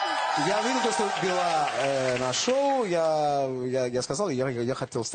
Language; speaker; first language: Russian; non-native, learner; Greek